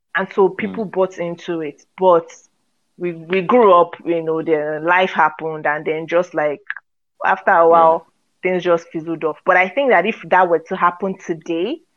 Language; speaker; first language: English; non-native, local second language; Yoruba